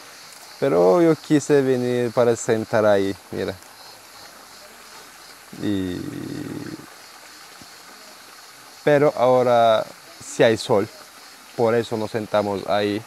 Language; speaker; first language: Spanish; non-native, learner; Turkish